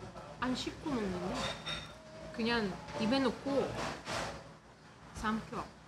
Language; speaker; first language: Korean; non-native, fluent; Russian